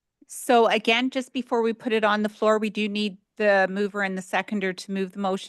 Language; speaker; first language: English; native; English